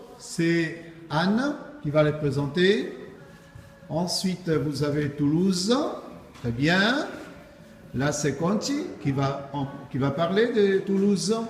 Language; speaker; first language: French; non-native, fluent; Spanish